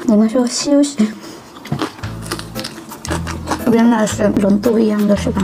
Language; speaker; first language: Chinese; non-native, learner; Korean